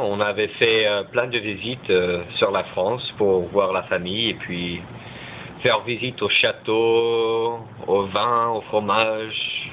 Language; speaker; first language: French; early bilingual, heritage; French